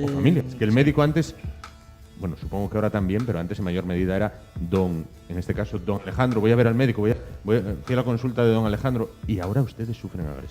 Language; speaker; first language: Spanish; native; Spanish